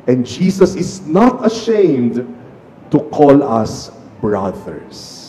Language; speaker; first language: English; non-native, local second language; Filipino